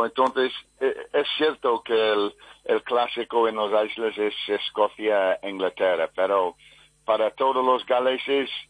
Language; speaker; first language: Spanish; non-native, fluent; English